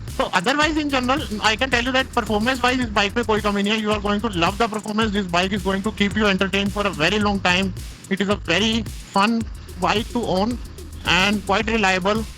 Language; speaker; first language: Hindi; native; Hindi